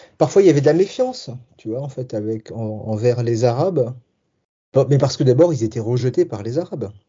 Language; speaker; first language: French; early bilingual, other home language; Tachelhit